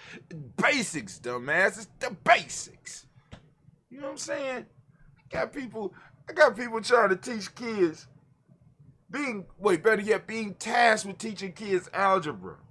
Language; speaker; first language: English; native; English